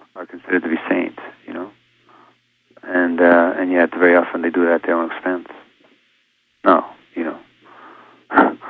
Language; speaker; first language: English; early bilingual, other home language; Hungarian